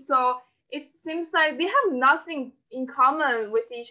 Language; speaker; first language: English; non-native, fluent; Chinese